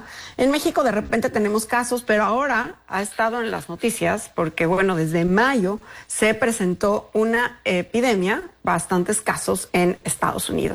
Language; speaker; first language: Spanish; native; Spanish